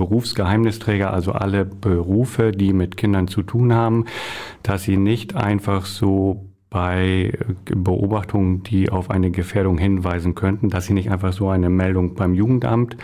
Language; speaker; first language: German; native; German